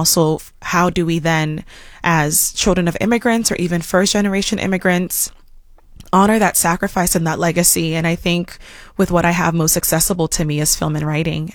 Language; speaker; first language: English; native; English